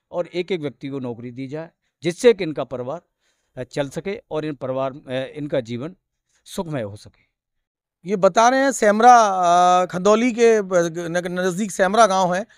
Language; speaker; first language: Hindi; native; Hindi